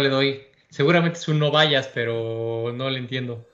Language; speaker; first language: Spanish; native; Spanish